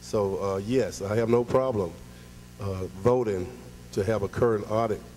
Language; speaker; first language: English; native; English